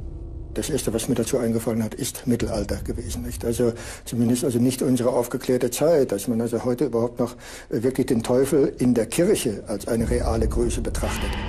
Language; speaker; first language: German; native; German